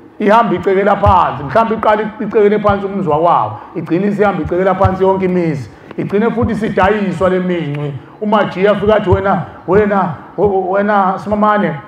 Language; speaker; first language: Zulu; native; Zulu